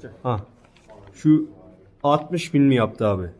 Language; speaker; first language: Turkish; native; Turkish